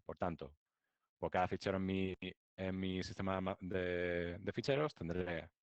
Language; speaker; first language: Spanish; native; Spanish